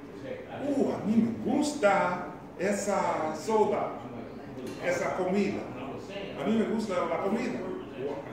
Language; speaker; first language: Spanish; non-native, fluent; English